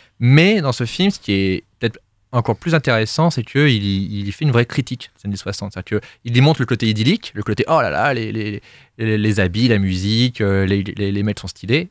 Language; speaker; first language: French; native; French